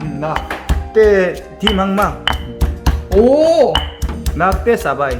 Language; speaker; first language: Thai; non-native, learner; Korean